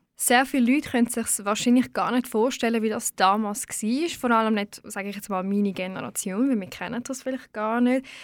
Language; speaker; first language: German; early bilingual, other home language; Swiss German